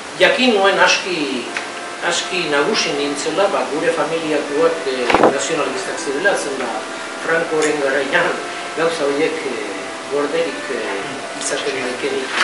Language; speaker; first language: Basque; non-native, local second language; Spanish